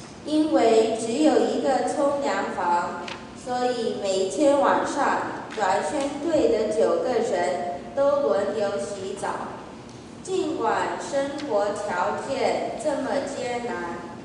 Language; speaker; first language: Chinese; early bilingual, heritage; Chinese